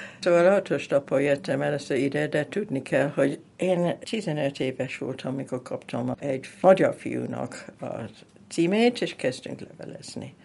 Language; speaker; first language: Hungarian; non-native, fluent; English